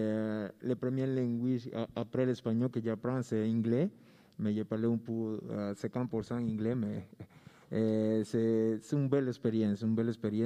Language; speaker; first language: French; non-native, learner; Spanish